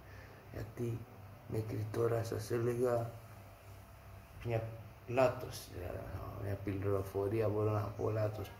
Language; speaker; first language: Greek; non-native, fluent; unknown